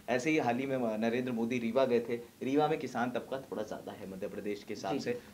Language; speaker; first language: Hindi; native; Hindi